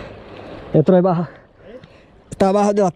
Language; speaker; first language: Spanish; non-native, learner; Portuguese